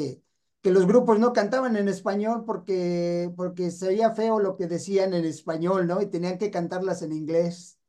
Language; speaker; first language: Spanish; native; Spanish